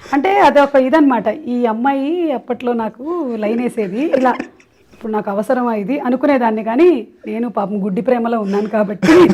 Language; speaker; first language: Telugu; non-native, local second language; Malayalam